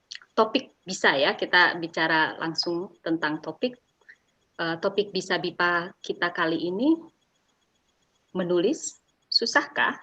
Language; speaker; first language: Indonesian; native; Indonesian